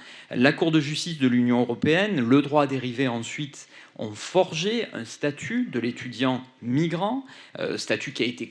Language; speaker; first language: French; native; French